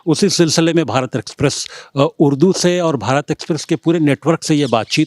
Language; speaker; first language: Hindi; native; Hindi